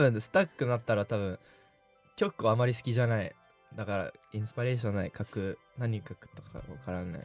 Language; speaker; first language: Japanese; non-native, fluent; English